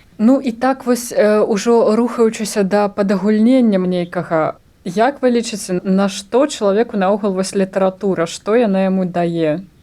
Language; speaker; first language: Belarusian; non-native, local second language; Russian